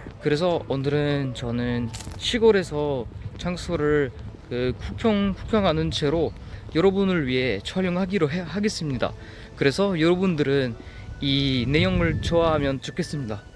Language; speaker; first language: Korean; non-native, learner; French